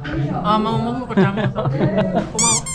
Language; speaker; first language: Korean; non-native, learner; Japanese